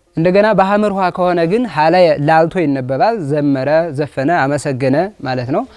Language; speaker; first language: Amharic; native; Amharic